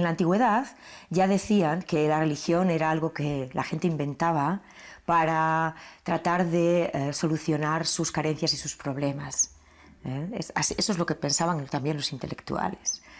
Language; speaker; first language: Spanish; native; Spanish